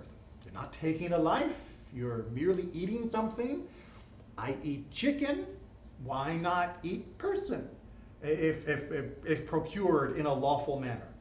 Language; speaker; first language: English; native; English